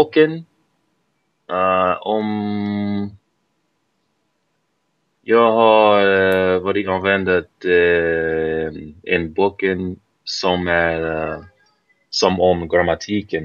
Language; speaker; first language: Swedish; non-native, learner; English